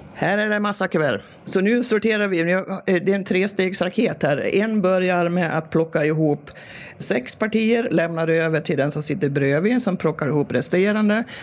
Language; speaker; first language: Swedish; native; Swedish